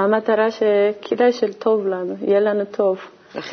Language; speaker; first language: Hebrew; non-native, learner; Korean